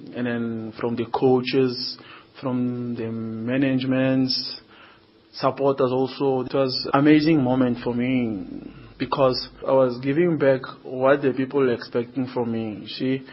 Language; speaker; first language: English; non-native, learner; Portuguese